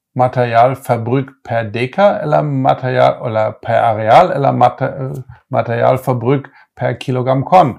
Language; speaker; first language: Norwegian; non-native, fluent; German